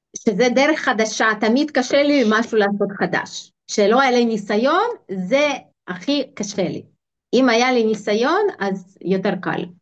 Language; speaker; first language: Hebrew; non-native, fluent; Russian